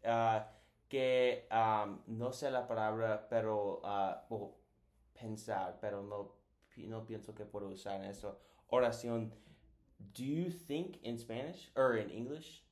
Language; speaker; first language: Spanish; non-native, learner; English